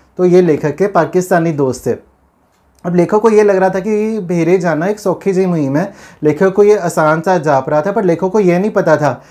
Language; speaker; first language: Hindi; non-native, local second language; Punjabi